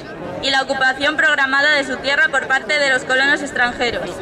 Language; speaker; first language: Spanish; native; Spanish